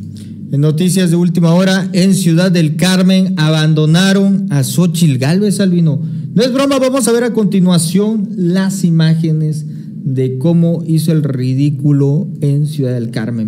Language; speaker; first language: Spanish; native; Spanish